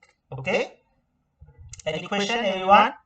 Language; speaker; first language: English; non-native, learner; Khmer